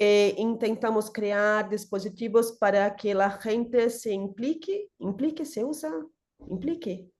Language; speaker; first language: Spanish; non-native, learner; Portuguese